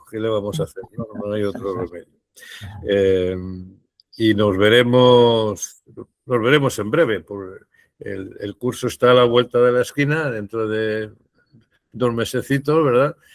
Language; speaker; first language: Spanish; native; Spanish